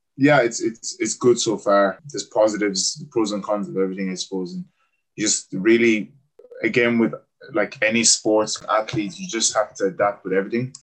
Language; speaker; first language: English; native; English